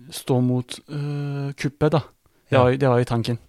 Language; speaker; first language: Norwegian; non-native, fluent; Turkish